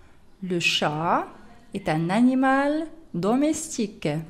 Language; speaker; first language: French; non-native, local second language; Arabic